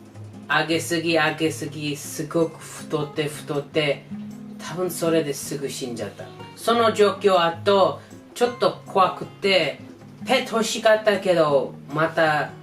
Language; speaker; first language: Japanese; non-native, learner; English